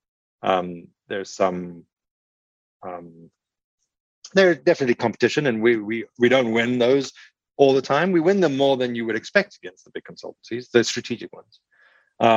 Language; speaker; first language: English; native; English